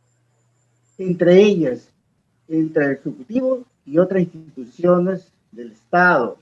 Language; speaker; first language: Spanish; native; Spanish